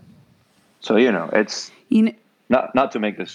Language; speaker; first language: English; non-native, fluent; Spanish